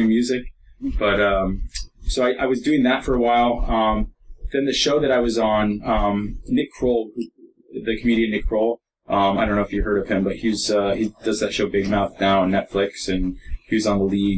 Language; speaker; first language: English; native; English